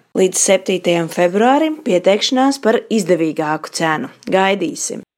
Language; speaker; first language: Latvian; native; Latvian